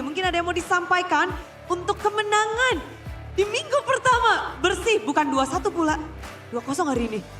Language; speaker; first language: Indonesian; native; Indonesian